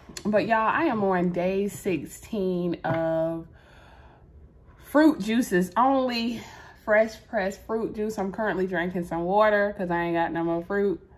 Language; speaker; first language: English; native; English